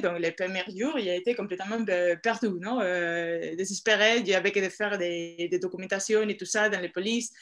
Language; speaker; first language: French; non-native, fluent; Spanish